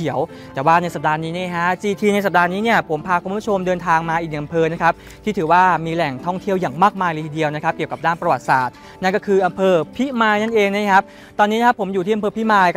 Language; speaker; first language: Thai; native; Thai